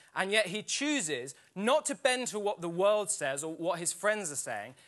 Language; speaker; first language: English; native; English